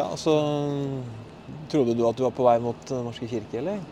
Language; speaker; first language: Norwegian; native; Norwegian